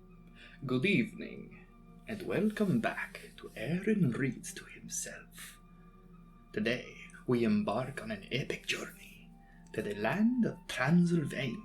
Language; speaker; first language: English; native; English